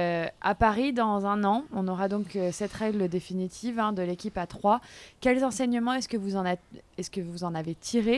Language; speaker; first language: French; native; French